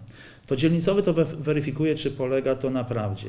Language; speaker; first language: Polish; native; Polish